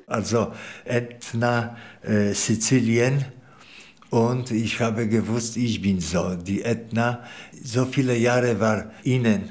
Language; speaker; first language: German; non-native, learner; Polish